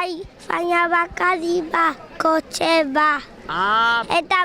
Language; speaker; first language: Basque; non-native, local second language; Spanish